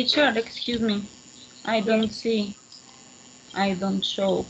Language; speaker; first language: English; non-native, learner; Spanish